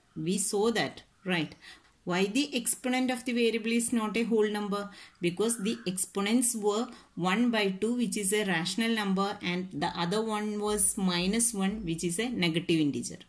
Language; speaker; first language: English; non-native, local second language; Malayalam